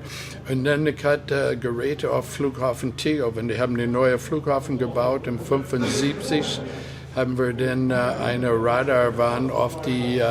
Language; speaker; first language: German; non-native, fluent; English